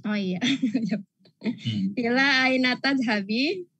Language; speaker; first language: Arabic; non-native, learner; Indonesian